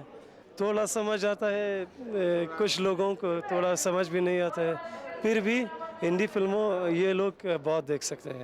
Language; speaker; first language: Hindi; non-native, learner; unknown